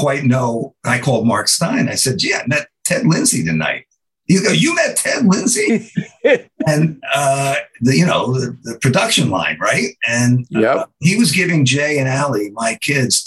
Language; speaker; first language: English; native; English